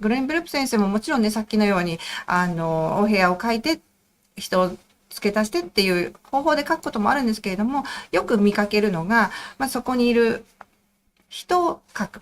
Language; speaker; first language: Japanese; native; Japanese